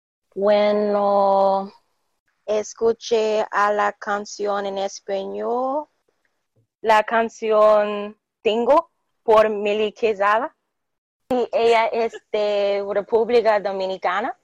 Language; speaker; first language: Spanish; non-native, learner; English